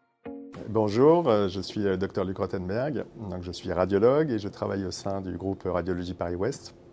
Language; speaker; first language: French; native; French